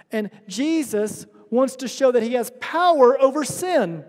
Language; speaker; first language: English; native; English